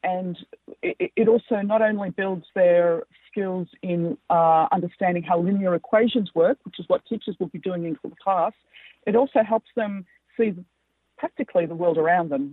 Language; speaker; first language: English; native; English